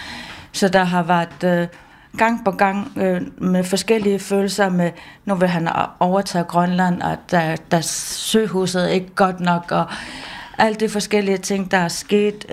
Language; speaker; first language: Danish; non-native, local second language; Kalaallisut